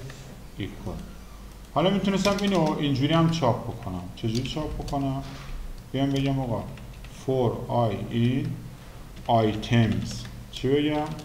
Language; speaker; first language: Persian; native; Persian